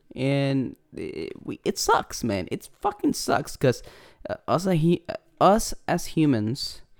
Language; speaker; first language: English; non-native, fluent; Spanish